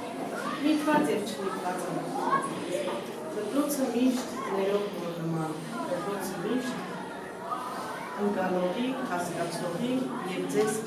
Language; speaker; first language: Armenian; native; Armenian